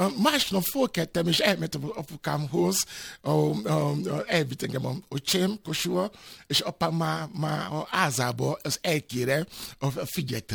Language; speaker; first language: Hungarian; non-native, fluent; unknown